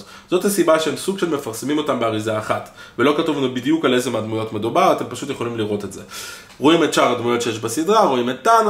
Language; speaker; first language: Hebrew; native; Hebrew